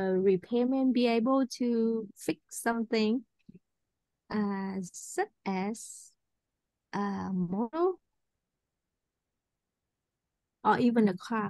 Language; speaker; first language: English; non-native, learner; Vietnamese